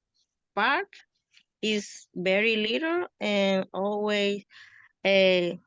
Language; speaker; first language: English; non-native, learner; Spanish